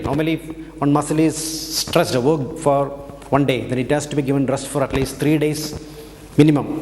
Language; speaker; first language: English; non-native, local second language; Malayalam